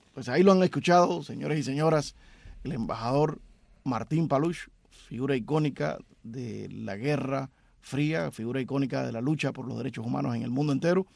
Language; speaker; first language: Spanish; native; Spanish